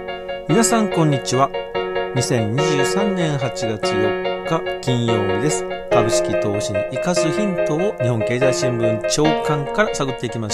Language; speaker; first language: Japanese; native; Japanese